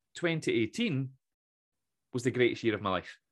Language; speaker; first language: English; native; English